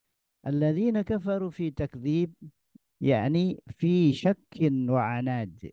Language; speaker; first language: Arabic; non-native, fluent; Indonesian